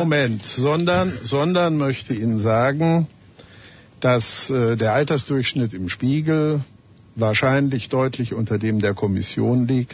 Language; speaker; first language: German; native; German